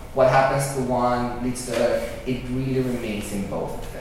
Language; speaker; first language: English; early bilingual, other home language; Spanish